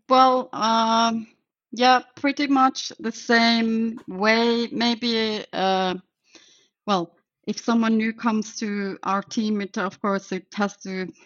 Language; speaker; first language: English; non-native, fluent; Finnish